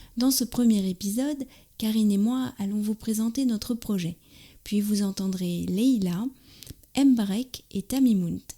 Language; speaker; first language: French; native; French